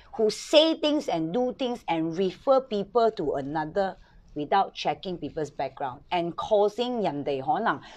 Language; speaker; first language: English; non-native, local second language; Chinese